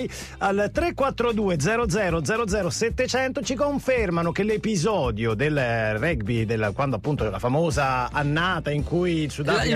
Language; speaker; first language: Italian; native; Italian